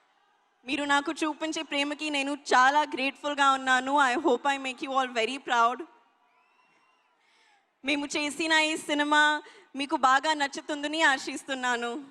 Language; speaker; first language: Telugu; non-native, learner; Hindi